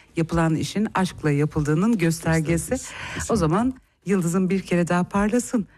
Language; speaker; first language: Turkish; native; Turkish